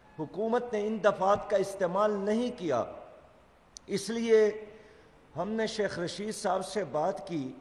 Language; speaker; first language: Urdu; non-native, local second language; Pashto